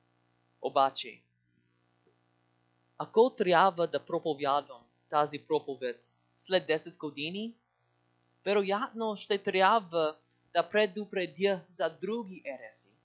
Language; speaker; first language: Bulgarian; non-native, learner; English